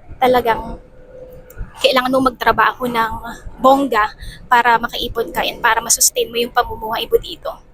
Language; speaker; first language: Filipino; native; Filipino